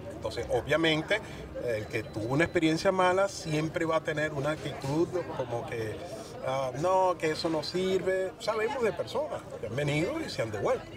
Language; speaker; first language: Spanish; native; Spanish